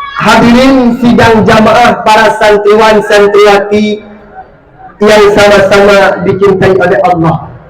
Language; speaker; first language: Malay; non-native, local second language; Achinese